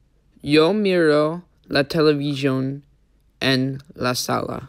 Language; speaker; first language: Spanish; non-native, learner; English